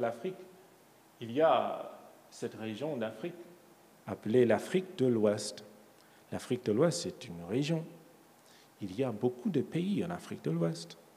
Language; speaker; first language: French; non-native, fluent; English